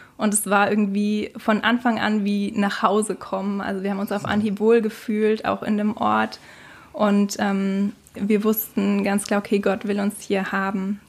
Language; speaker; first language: German; native; German